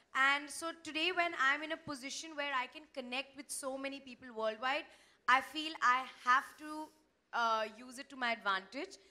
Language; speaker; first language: English; non-native, local second language; Hindi